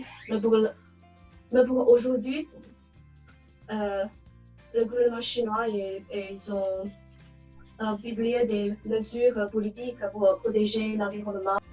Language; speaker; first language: French; non-native, fluent; Chinese